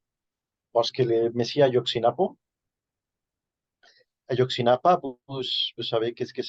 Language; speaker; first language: French; non-native, learner; Spanish